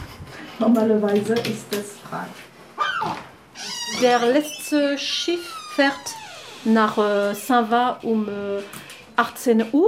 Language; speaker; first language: German; non-native, fluent; French